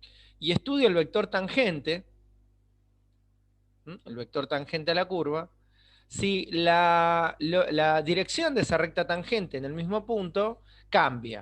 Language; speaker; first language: Spanish; native; Spanish